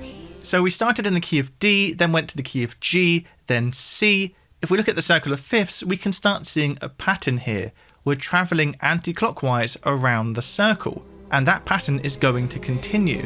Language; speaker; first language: English; native; English